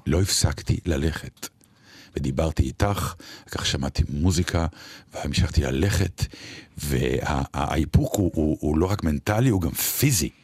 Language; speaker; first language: Hebrew; native; Hebrew